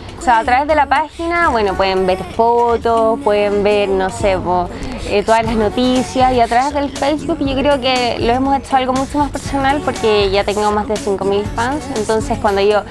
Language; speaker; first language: Spanish; native; Spanish